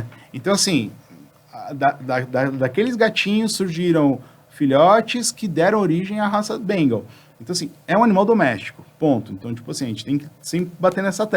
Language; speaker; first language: Portuguese; native; Portuguese